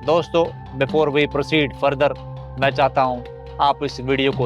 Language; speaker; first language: Hindi; native; Hindi